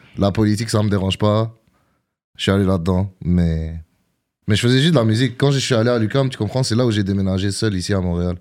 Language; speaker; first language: French; early bilingual, other home language; Arabic